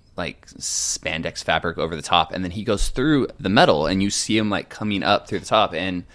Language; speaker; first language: English; native; English